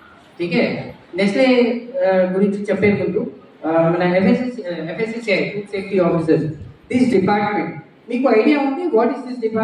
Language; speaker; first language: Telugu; non-native, local second language; Urdu